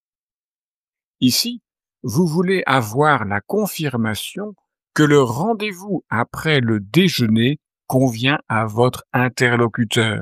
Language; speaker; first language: French; native; French